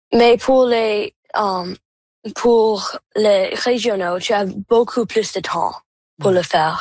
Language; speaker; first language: French; non-native, local second language; English